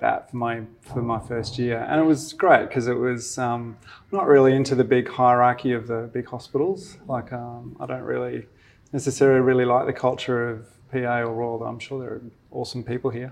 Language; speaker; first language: English; native; English